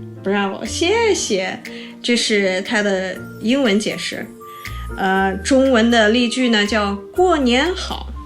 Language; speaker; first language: Chinese; native; Chinese